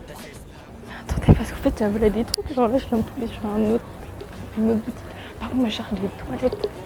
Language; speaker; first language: French; native; French